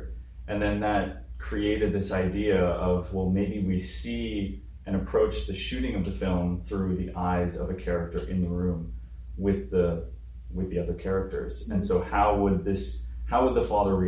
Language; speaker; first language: English; native; English